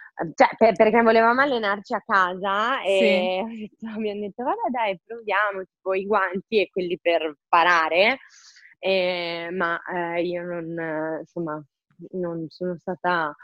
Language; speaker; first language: Italian; native; Italian